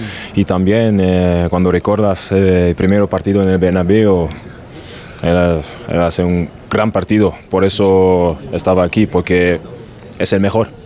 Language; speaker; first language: Spanish; non-native, learner; German